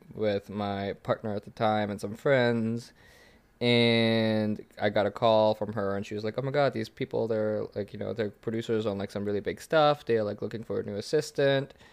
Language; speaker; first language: English; early bilingual, other home language; German